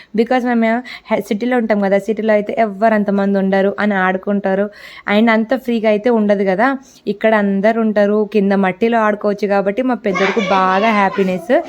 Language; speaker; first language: Telugu; non-native, local second language; Lambadi